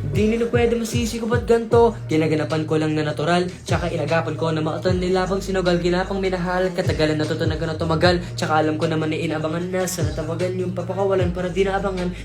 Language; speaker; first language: Filipino; native; Filipino